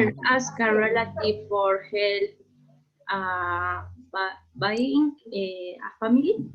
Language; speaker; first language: English; non-native, learner; Spanish